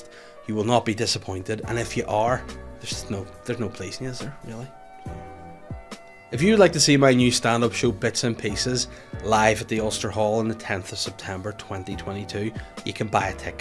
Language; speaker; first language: English; native; English